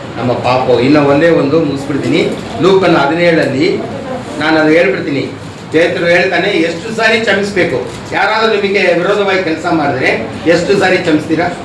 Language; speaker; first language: Kannada; non-native, local second language; Telugu